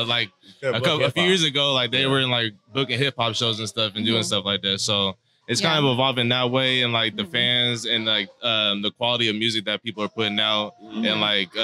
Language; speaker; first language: English; native; English